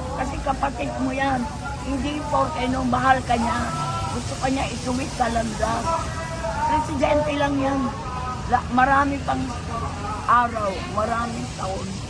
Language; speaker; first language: Filipino; non-native, local second language; Iloko